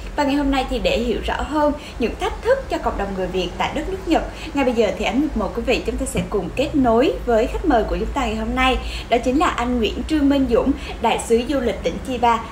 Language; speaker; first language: Vietnamese; native; Vietnamese